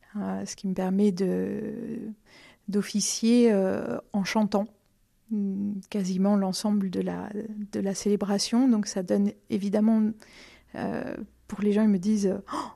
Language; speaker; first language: French; native; French